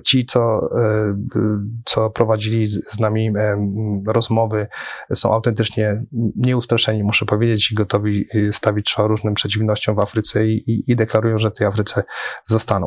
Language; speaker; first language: Polish; native; Polish